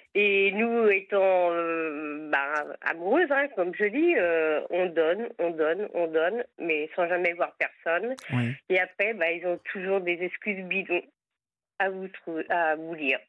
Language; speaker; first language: French; native; French